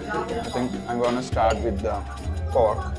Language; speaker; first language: English; non-native, local second language; Malayalam